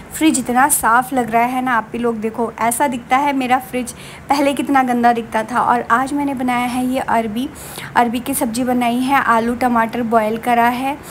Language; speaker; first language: Hindi; non-native, local second language; Bangla